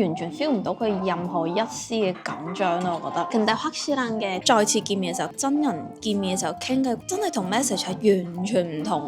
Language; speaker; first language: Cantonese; native; Cantonese